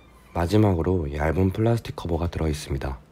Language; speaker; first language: Korean; native; Korean